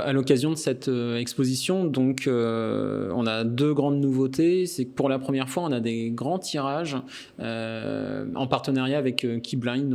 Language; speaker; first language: French; native; French